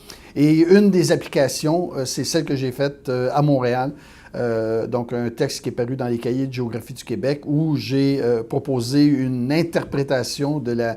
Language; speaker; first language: French; native; French